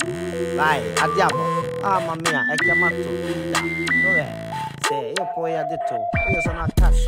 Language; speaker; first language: Italian; non-native, learner; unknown